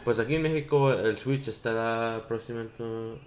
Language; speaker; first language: Spanish; early bilingual, heritage; Spanish